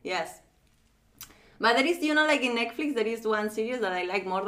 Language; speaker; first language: English; non-native, fluent; Spanish